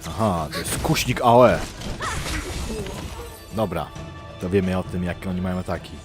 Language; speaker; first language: Polish; native; Polish